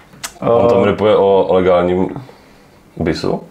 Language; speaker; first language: Czech; native; Czech